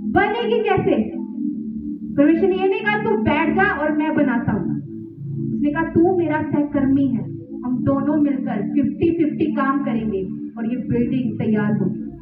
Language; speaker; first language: Hindi; native; Hindi